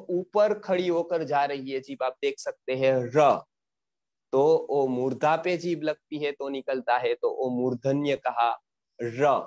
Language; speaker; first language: Hindi; non-native, local second language; Gujarati